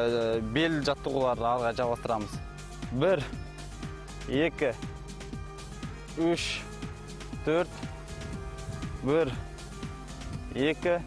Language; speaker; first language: Kazakh; native; Kazakh